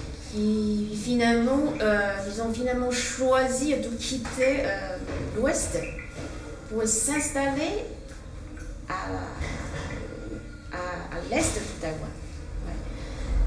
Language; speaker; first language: French; non-native, fluent; Chinese